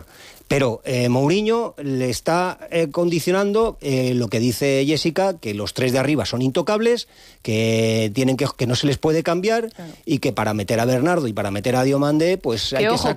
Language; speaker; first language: Spanish; native; Spanish